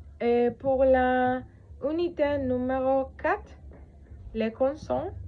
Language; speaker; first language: French; non-native, learner; Spanish